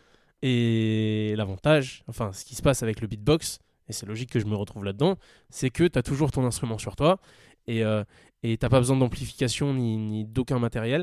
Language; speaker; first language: French; native; French